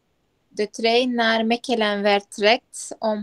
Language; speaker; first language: Dutch; non-native, learner; Turkish